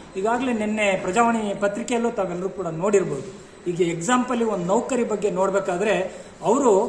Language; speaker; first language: Kannada; non-native, local second language; Lambadi